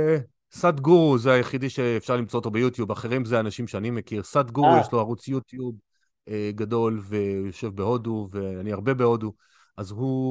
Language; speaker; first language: Hebrew; native; Hebrew